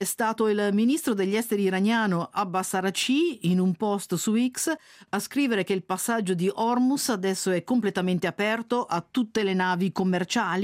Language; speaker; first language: Italian; native; Italian